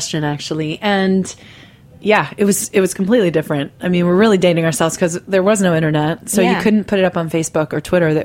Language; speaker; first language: English; native; English